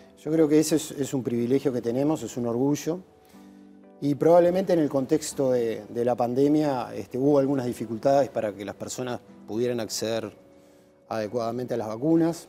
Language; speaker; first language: Spanish; native; Spanish